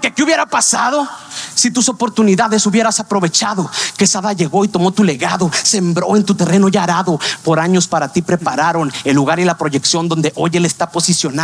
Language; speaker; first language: Spanish; native; Spanish